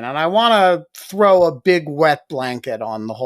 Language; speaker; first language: English; native; English